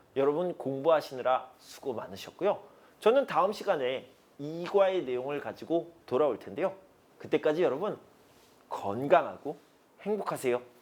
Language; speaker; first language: Korean; native; Korean